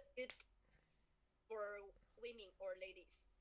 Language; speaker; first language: English; non-native, learner; Chinese